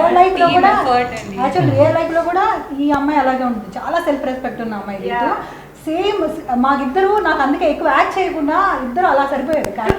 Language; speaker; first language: Telugu; native; Telugu